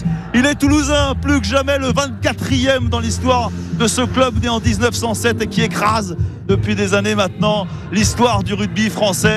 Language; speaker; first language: French; native; French